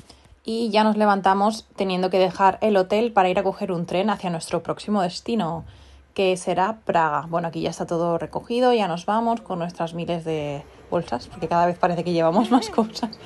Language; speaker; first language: Spanish; native; Spanish